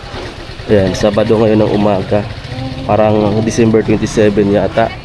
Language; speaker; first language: Filipino; non-native, local second language; Waray